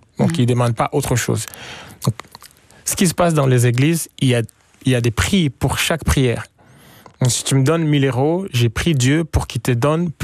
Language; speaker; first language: French; non-native, local second language; Swahili